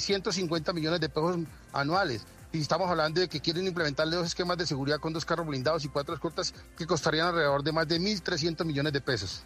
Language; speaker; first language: Spanish; native; Spanish